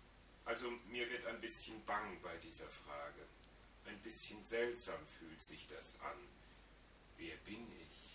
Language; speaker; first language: German; native; German